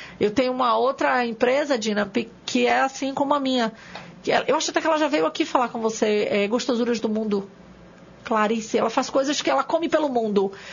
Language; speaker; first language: Portuguese; native; Portuguese